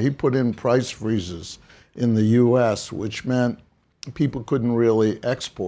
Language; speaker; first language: English; native; English